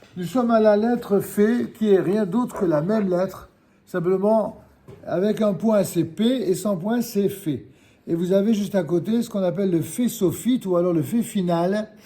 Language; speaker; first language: French; native; French